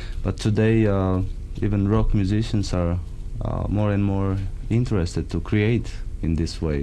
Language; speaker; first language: English; non-native, fluent; Romanian